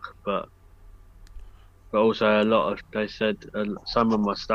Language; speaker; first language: English; native; English